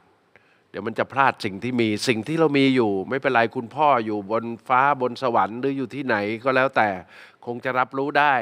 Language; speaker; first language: Thai; native; Thai